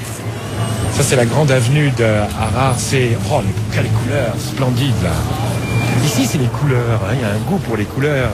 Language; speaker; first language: French; native; French